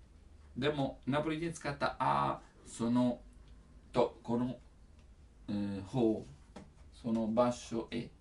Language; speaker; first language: Japanese; non-native, learner; Italian